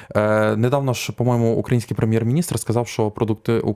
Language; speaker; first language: Ukrainian; native; Ukrainian